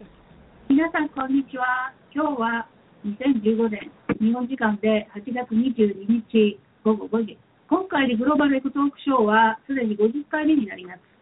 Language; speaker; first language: Japanese; native; Japanese